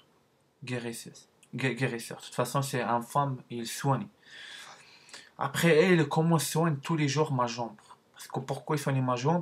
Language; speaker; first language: French; non-native, learner; Arabic